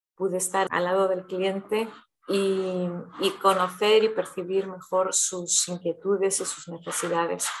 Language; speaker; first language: Spanish; early bilingual, heritage; Spanish